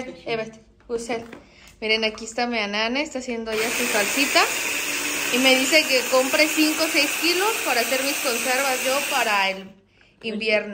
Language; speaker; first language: Spanish; native; Spanish